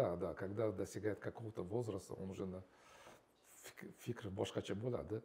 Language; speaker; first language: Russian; non-native, local second language; Uzbek